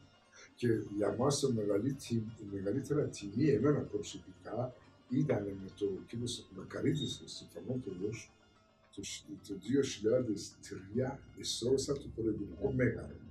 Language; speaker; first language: Greek; non-native, learner; Persian